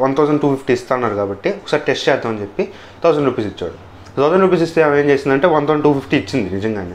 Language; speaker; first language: Telugu; native; Telugu